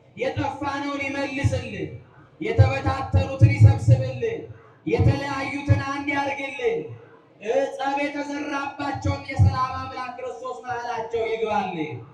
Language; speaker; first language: Amharic; native; Amharic